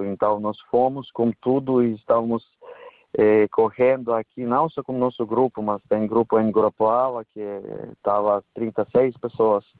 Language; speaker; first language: Portuguese; non-native, fluent; Ukrainian